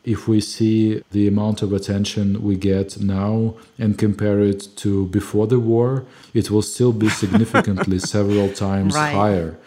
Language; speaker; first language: English; non-native, fluent; Ukrainian